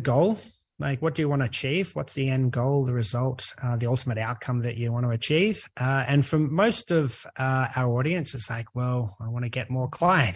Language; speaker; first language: English; native; English